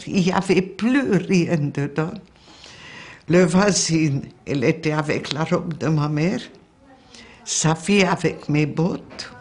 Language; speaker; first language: French; non-native, fluent; Hungarian